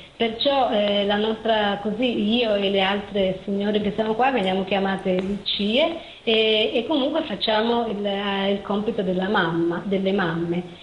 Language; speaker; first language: Italian; native; Italian